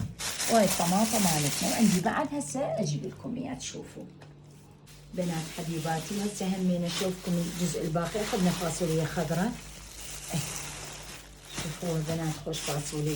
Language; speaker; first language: Arabic; native; Arabic